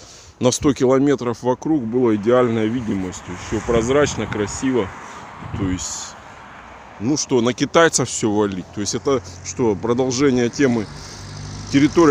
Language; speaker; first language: Russian; native; Russian